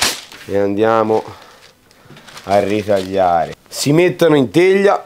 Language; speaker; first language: Italian; native; Italian